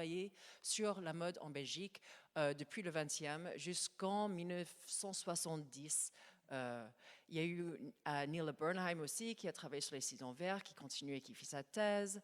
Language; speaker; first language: French; non-native, fluent; English